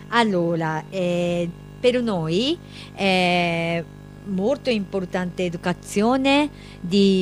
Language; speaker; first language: Italian; non-native, learner; Japanese